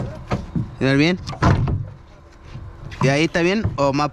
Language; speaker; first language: Spanish; early bilingual, heritage; Spanish